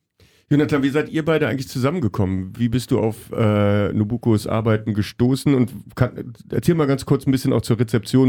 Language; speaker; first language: German; native; German